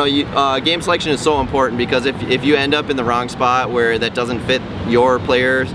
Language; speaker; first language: English; native; English